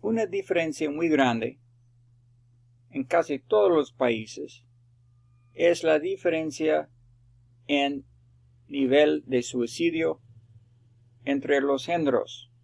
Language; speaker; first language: Spanish; non-native, fluent; English